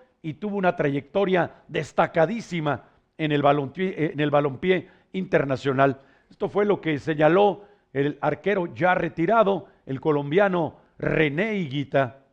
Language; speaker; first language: Spanish; native; Spanish